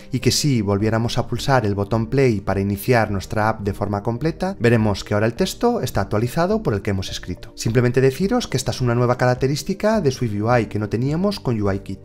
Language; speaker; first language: Spanish; native; Spanish